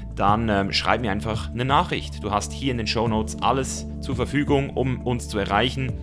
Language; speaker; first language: German; early bilingual, other home language; Azerbaijani